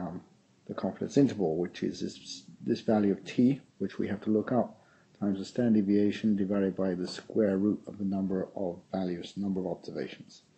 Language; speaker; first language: English; native; English